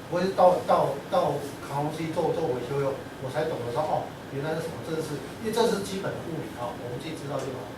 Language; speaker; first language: Chinese; native; Chinese